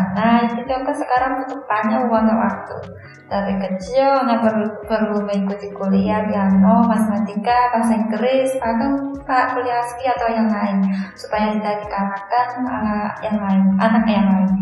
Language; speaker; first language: Indonesian; non-native, fluent; Chinese